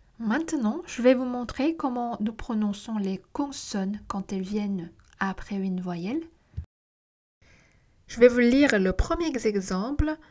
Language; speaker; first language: French; non-native, fluent; Korean